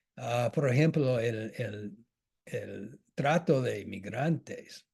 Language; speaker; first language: Spanish; non-native, fluent; English